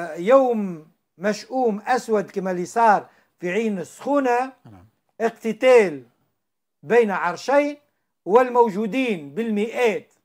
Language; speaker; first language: Arabic; native; Arabic